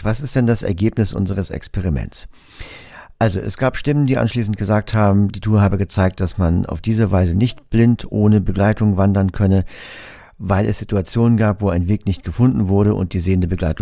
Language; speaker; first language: German; native; German